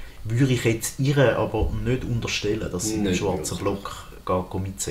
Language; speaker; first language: German; native; German